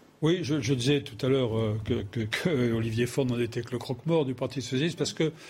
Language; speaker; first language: French; native; French